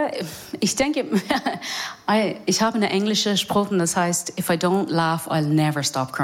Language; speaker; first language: German; non-native, learner; English